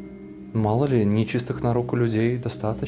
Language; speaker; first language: Russian; native; Russian